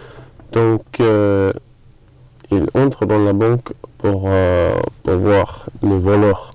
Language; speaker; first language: French; non-native, learner; English